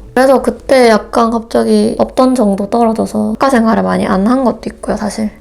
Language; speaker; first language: Korean; native; Korean